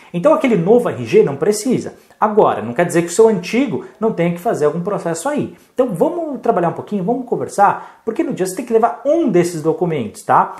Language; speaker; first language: Portuguese; native; Portuguese